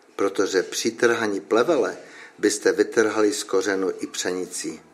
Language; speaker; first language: Czech; native; Czech